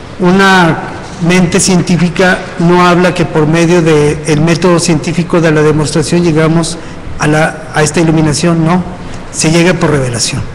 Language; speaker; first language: Spanish; native; Spanish